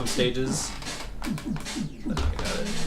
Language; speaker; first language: English; native; English